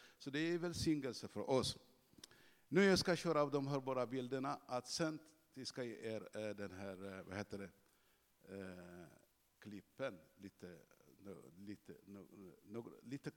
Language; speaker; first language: Swedish; non-native, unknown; Tigrinya